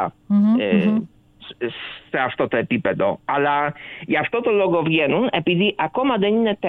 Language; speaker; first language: Greek; early bilingual, other home language; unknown